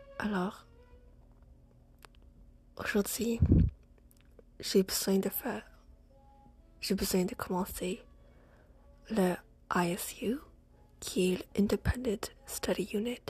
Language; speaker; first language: French; non-native, learner; English